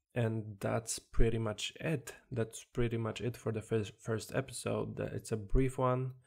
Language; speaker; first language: English; non-native, fluent; Polish